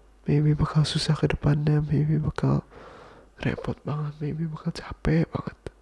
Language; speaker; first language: Indonesian; early bilingual, heritage; Indonesian